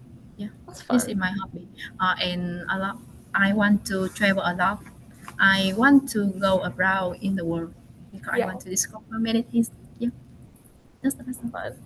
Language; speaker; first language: English; non-native, learner; Vietnamese